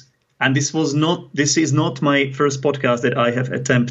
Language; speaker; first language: English; non-native, fluent; Czech